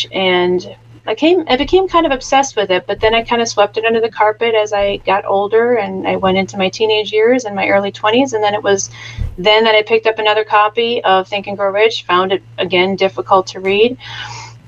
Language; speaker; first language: English; native; English